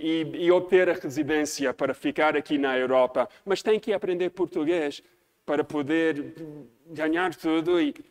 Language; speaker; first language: Portuguese; non-native, fluent; English